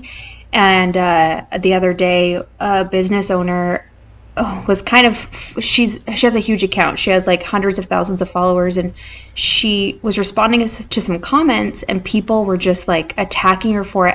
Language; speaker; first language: English; native; English